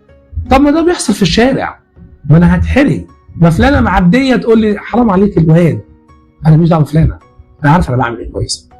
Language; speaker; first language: Arabic; native; Arabic